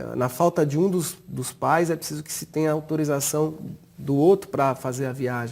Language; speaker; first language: Portuguese; native; Portuguese